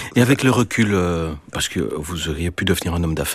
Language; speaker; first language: French; native; French